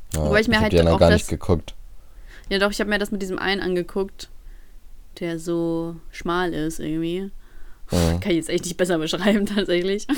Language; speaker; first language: German; early bilingual, other home language; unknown